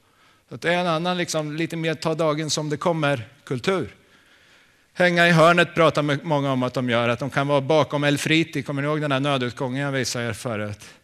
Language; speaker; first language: Swedish; native; Swedish